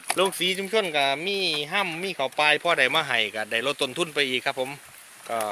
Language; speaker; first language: Thai; native; Thai